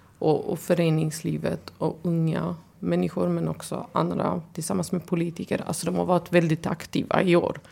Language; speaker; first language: Swedish; early bilingual, other home language; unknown